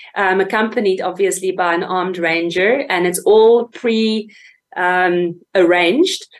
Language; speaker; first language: English; native; English